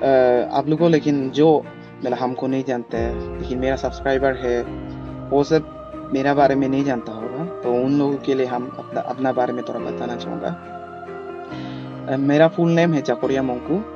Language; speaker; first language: Hindi; non-native, local second language; Adi